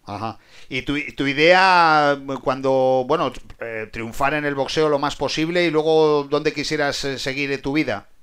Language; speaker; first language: Spanish; native; Spanish